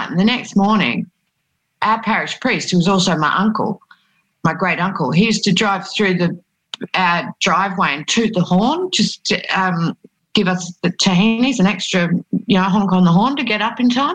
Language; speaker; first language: English; native; English